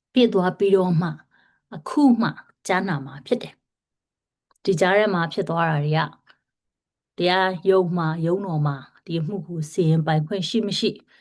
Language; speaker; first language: Burmese; non-native, local second language; Rohingya